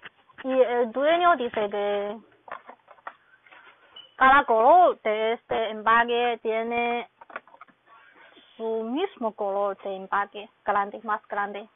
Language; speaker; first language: Spanish; non-native, learner; Chinese